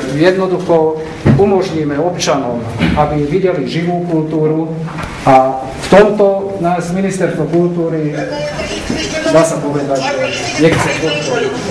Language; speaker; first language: Slovak; non-native, local second language; Hungarian